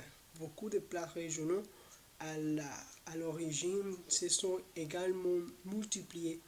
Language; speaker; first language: French; non-native, learner; Spanish